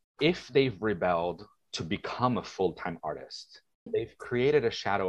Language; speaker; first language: English; non-native, fluent; Portuguese